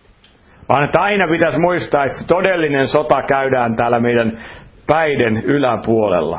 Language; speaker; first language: Finnish; native; Finnish